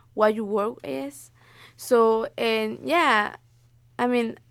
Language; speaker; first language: English; non-native, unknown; Spanish